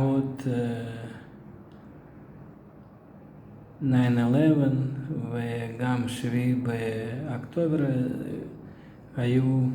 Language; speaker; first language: Hebrew; non-native, fluent; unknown